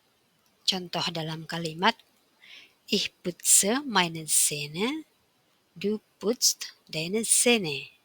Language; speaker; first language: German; non-native, fluent; Indonesian